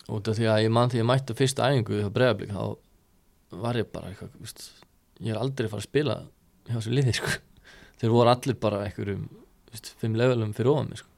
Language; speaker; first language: Icelandic; early bilingual, other home language; Serbian